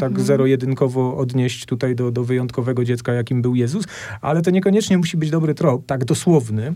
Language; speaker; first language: Polish; native; Polish